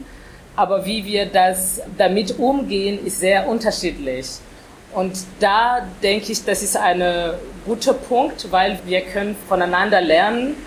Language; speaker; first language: German; non-native, fluent; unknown